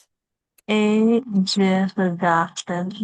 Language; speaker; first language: French; non-native, learner; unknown